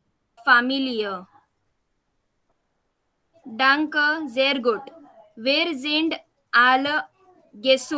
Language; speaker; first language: German; non-native, learner; Marathi